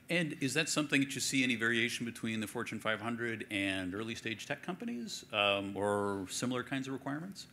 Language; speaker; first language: English; native; English